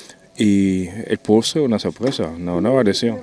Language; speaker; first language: Spanish; non-native, learner; German